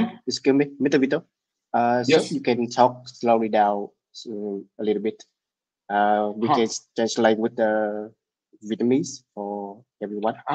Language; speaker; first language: English; non-native, learner; Vietnamese